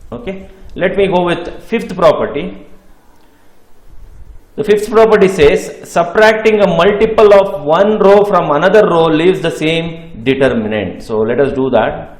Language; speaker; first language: English; non-native, local second language; Kannada